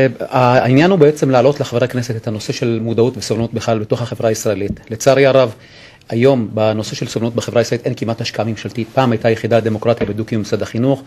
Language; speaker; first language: Hebrew; non-native, local second language; Arabic